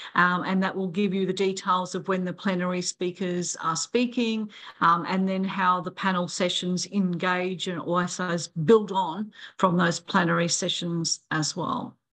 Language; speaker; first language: English; native; English